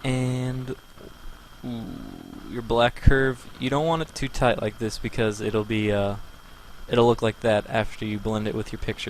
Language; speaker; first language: English; native; English